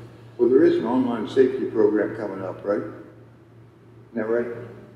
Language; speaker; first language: English; native; English